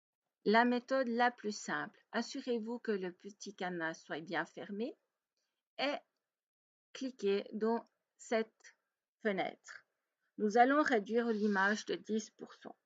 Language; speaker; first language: French; native; French